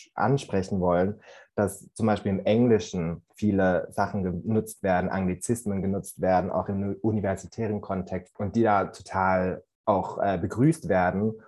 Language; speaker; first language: German; native; German